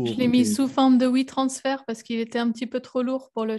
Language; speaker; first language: French; native; French